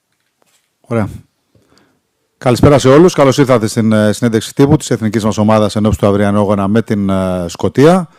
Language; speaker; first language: Greek; native; Greek